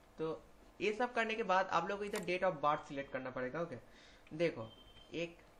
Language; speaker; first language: Hindi; non-native, local second language; Bangla